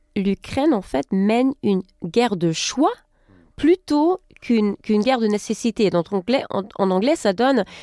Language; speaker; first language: French; non-native, fluent; German